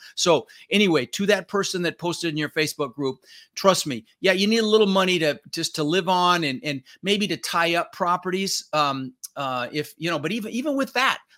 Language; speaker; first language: English; early bilingual, other home language; Dutch